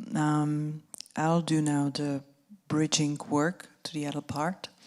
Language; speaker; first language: English; non-native, fluent; Czech